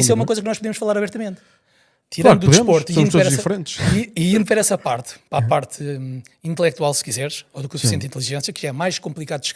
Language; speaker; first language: Portuguese; native; Portuguese